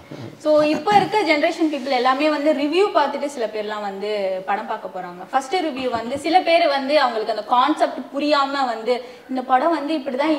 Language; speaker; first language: Tamil; native; Tamil